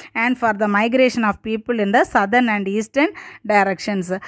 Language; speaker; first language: English; non-native, local second language; Tamil